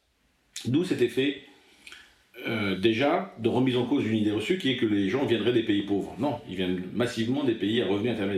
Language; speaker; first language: French; native; French